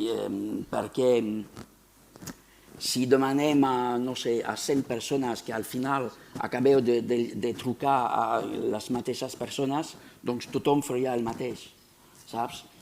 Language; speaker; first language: Catalan; non-native, fluent; French